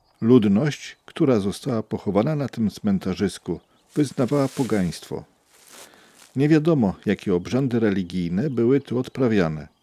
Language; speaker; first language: Polish; native; Polish